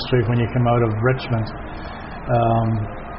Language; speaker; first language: English; native; English